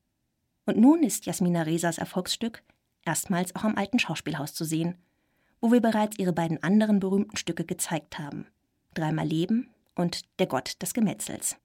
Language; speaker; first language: German; native; German